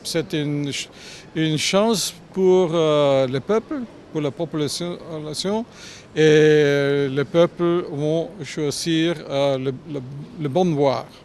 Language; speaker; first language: French; non-native, fluent; German